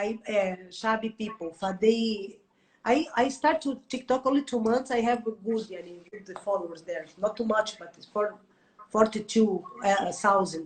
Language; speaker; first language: English; non-native, learner; Portuguese